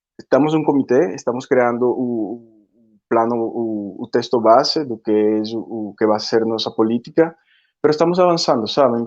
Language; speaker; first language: Portuguese; non-native, fluent; Spanish